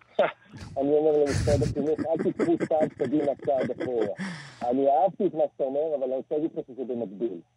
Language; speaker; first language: Hebrew; native; Hebrew